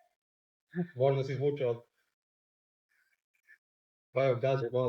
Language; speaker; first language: Croatian; native; Croatian